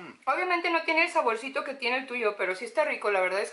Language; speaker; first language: Spanish; native; Spanish